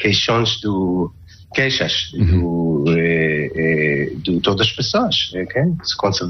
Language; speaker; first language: Portuguese; non-native, learner; Hebrew